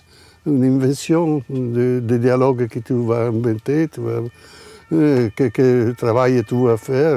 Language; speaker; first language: French; non-native, fluent; Italian